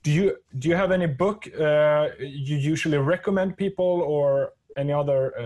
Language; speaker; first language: English; non-native, fluent; Swedish